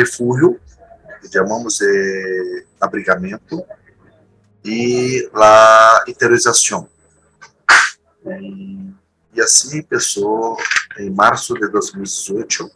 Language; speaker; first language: Spanish; non-native, learner; Portuguese